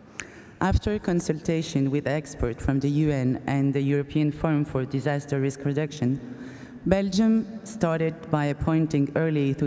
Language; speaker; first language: English; non-native, fluent; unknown